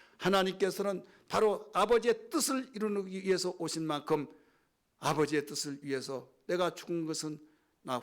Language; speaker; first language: Korean; native; Korean